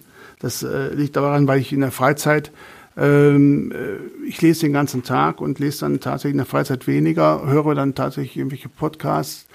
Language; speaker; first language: German; native; German